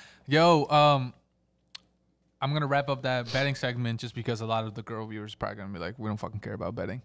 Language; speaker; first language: English; early bilingual, other home language; Spanish